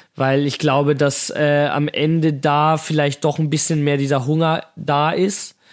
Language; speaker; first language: German; native; German